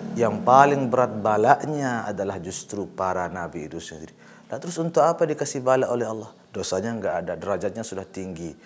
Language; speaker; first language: Malay; non-native, local second language; Sasak